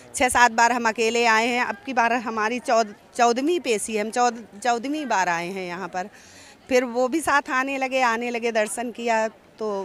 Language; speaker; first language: Hindi; native; Hindi